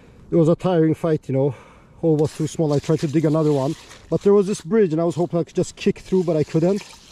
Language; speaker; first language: English; non-native, fluent; Swedish